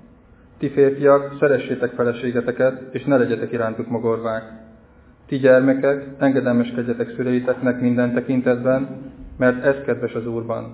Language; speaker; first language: Hungarian; native; Hungarian